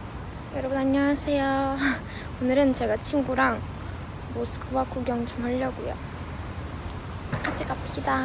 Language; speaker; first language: Korean; non-native, fluent; Russian